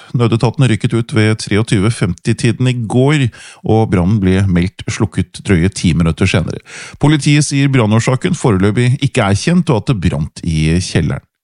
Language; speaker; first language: Norwegian; native; Norwegian